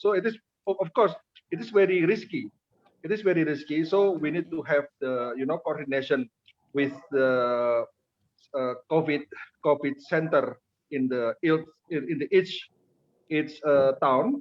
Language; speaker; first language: English; non-native, fluent; Indonesian